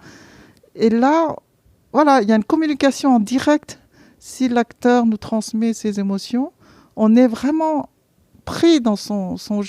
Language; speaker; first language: French; non-native, fluent; Vietnamese